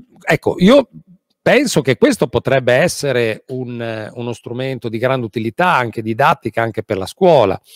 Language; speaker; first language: Italian; native; Italian